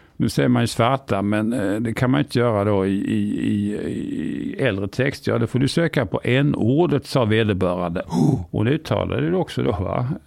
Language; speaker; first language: Swedish; native; Swedish